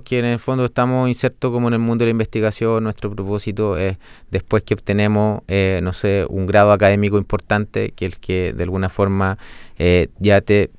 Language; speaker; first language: Spanish; native; Spanish